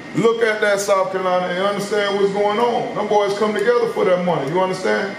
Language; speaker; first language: English; native; English